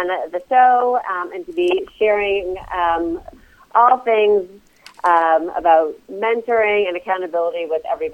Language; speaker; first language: English; native; English